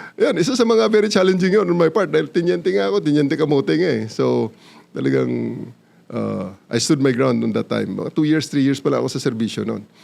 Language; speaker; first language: Filipino; non-native, local second language; Cebuano